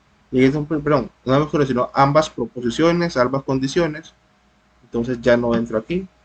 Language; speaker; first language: Spanish; native; Spanish